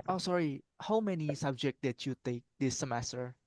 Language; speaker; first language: English; non-native, learner; Indonesian